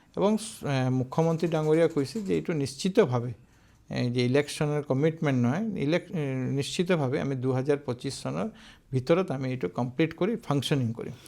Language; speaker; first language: Assamese; non-native, local second language; Bangla